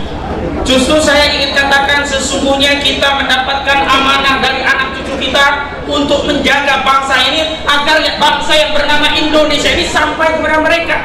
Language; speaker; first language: Indonesian; native; Indonesian